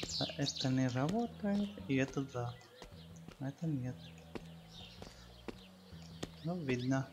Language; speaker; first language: Russian; non-native, learner; Spanish